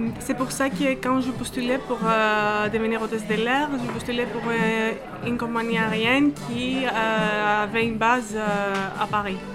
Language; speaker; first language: French; non-native, fluent; Greek